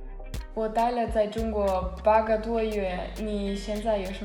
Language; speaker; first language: Chinese; non-native, learner; German